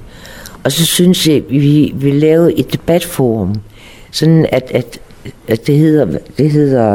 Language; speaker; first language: Danish; native; Danish